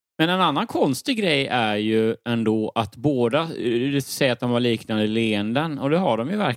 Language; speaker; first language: Swedish; native; Swedish